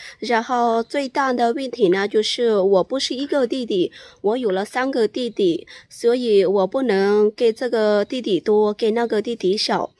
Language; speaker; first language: Chinese; non-native, fluent; Lao